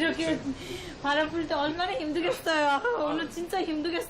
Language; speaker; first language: Korean; non-native, learner; Nepali